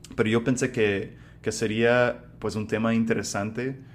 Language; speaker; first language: Spanish; non-native, fluent; English